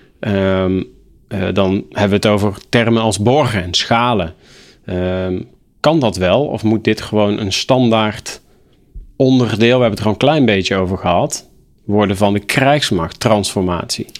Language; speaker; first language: Dutch; native; Dutch